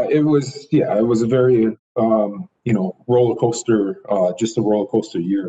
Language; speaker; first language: English; native; English